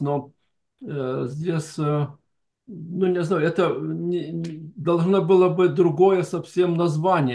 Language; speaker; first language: Russian; non-native, fluent; Lithuanian